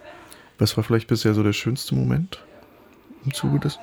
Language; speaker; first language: German; native; German